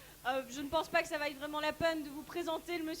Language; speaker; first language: French; native; French